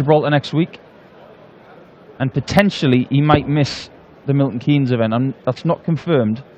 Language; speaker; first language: English; native; English